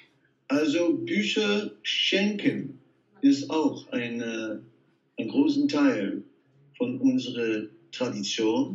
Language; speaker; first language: German; non-native, fluent; Dutch